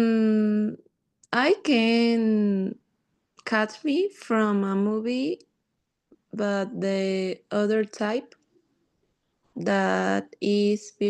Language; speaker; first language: English; non-native, learner; Spanish